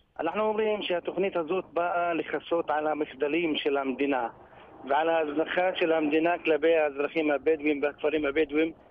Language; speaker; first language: Hebrew; non-native, local second language; Arabic